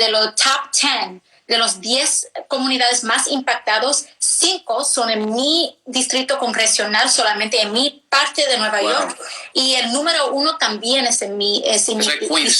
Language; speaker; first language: Spanish; early bilingual, heritage; English